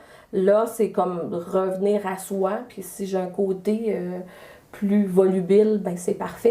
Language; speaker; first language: French; native; French